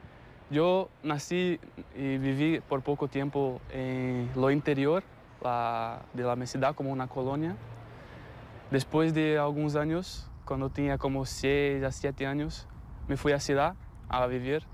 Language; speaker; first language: Spanish; non-native, fluent; Portuguese